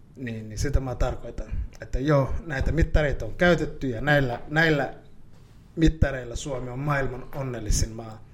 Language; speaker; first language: Finnish; early bilingual, other home language; Somali